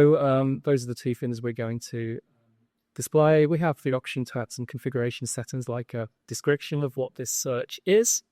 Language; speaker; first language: English; native; English